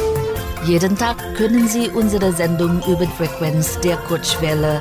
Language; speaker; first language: German; non-native, fluent; Indonesian